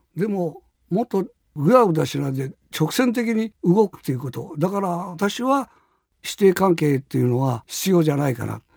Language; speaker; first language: Japanese; native; Japanese